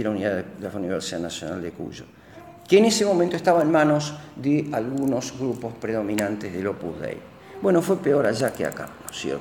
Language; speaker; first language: Spanish; native; Spanish